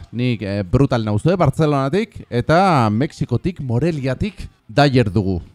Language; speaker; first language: Basque; non-native, fluent; Spanish